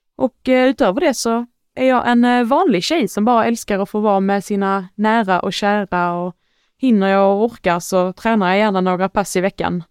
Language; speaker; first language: Swedish; early bilingual, other home language; Arabic